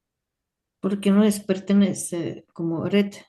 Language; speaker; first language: Spanish; non-native, learner; Russian